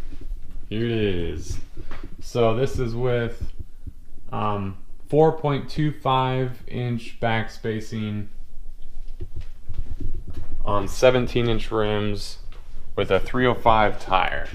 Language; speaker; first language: English; native; English